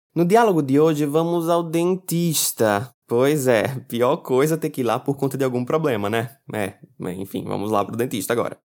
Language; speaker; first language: Portuguese; native; Portuguese